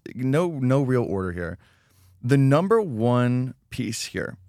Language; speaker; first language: English; native; English